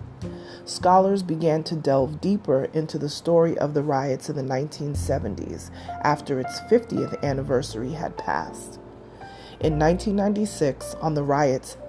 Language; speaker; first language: English; native; English